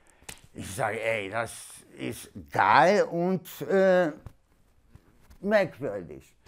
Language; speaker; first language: German; non-native, learner; Polish